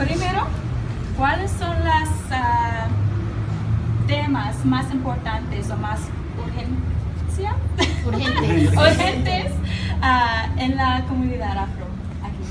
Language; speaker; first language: Spanish; non-native, learner; English